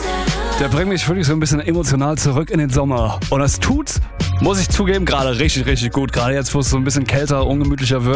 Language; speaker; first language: German; native; German